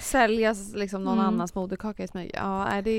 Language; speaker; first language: Swedish; native; Swedish